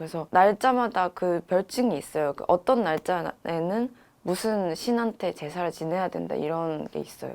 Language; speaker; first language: Korean; non-native, fluent; Chinese